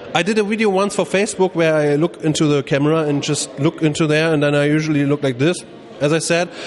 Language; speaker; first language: English; non-native, fluent; German